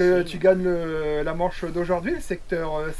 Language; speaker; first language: French; native; French